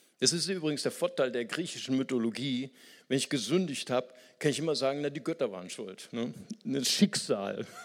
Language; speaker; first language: German; non-native, fluent; Portuguese